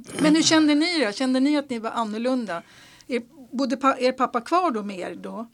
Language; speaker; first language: Swedish; native; Swedish